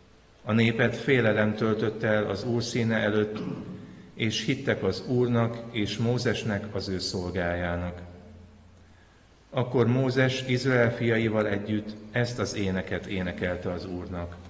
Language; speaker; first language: Hungarian; native; Hungarian